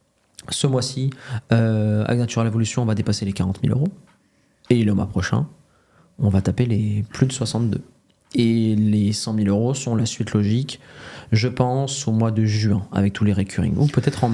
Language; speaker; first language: French; native; French